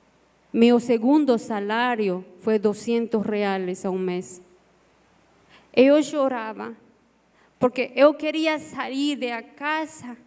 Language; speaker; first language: Portuguese; non-native, learner; Spanish